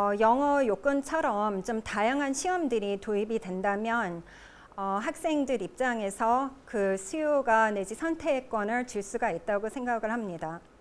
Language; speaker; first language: Korean; native; Korean